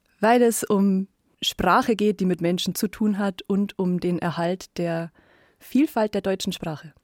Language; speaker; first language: German; native; German